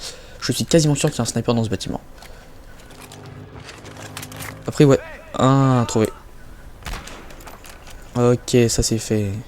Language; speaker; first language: French; native; French